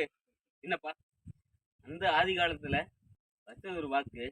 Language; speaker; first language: Tamil; native; Tamil